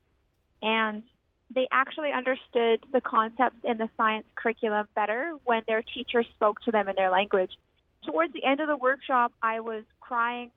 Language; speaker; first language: English; native; English